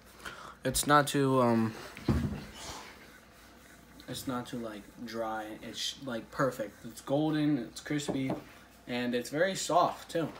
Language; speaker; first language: English; early bilingual, other home language; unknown